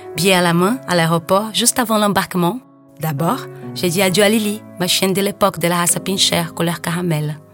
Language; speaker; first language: French; non-native, fluent; Portuguese